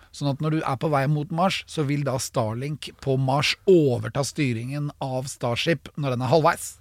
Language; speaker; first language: Norwegian; native; Norwegian